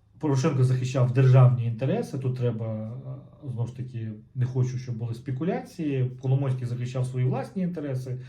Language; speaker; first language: Ukrainian; non-native, local second language; Russian